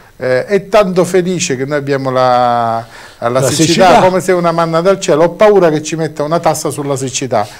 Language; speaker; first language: Italian; native; Italian